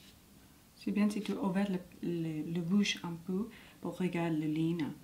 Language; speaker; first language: French; non-native, learner; English